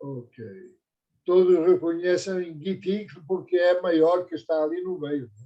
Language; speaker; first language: Portuguese; non-native, fluent; Persian